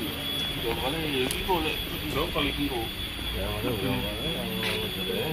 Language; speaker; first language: Indonesian; non-native, local second language; Javanese